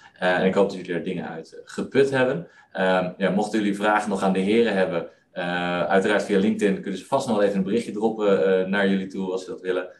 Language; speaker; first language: Dutch; native; Dutch